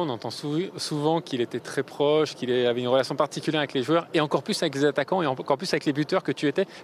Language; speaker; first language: French; native; French